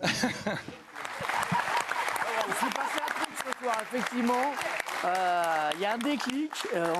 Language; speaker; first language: French; native; French